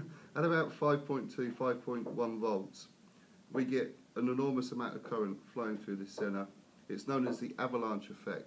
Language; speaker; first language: English; native; English